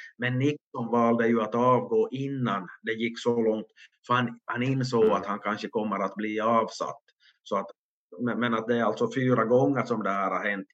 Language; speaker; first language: Swedish; native; Swedish